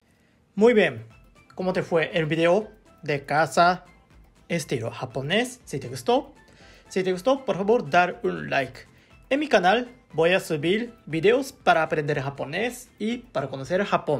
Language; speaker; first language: Spanish; non-native, learner; Japanese